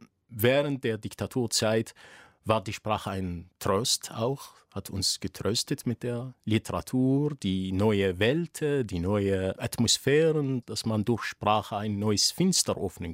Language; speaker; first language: German; non-native, fluent; Arabic